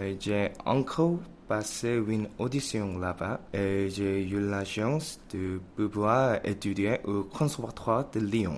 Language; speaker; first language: French; non-native, learner; Korean